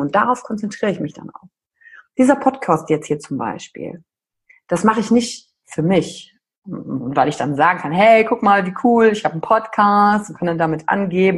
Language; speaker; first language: German; native; German